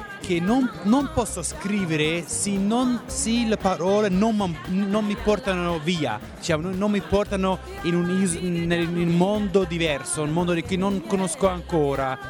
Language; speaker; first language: Italian; non-native, fluent; Berber languages